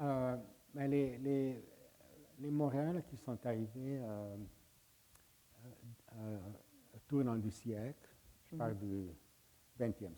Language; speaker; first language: French; non-native, fluent; Hungarian